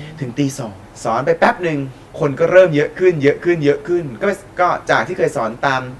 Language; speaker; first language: Thai; native; Thai